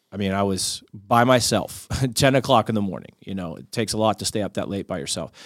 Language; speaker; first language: English; native; English